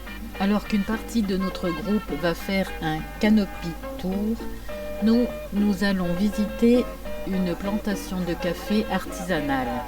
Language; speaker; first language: French; native; French